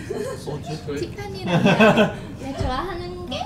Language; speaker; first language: Korean; non-native, learner; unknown